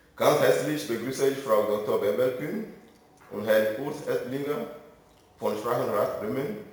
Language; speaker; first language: German; non-native, fluent; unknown